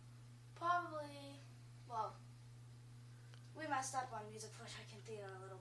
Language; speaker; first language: English; native; English